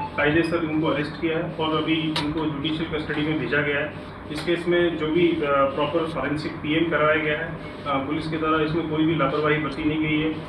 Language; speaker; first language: Hindi; non-native, local second language; Gujarati